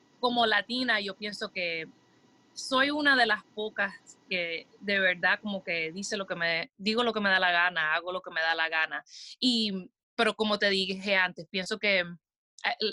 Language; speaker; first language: Spanish; early bilingual, heritage; Spanish